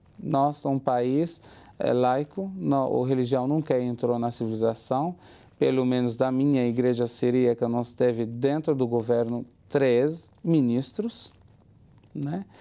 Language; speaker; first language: Portuguese; non-native, fluent; Arabic